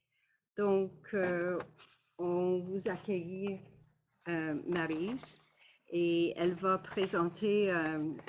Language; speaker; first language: French; non-native, local second language; English